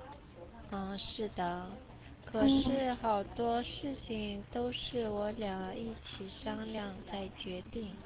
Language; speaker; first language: Chinese; non-native, learner; Korean